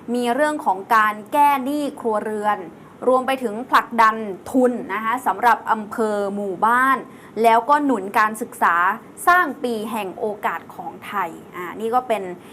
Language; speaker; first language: Thai; native; Thai